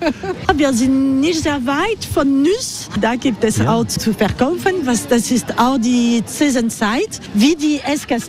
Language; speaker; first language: German; non-native, learner; French